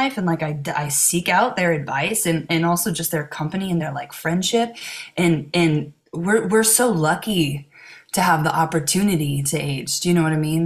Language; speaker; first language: English; native; English